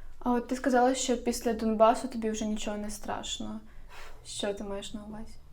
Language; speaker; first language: Ukrainian; native; Ukrainian